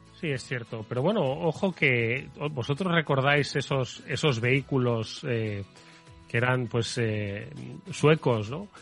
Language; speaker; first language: Spanish; native; Spanish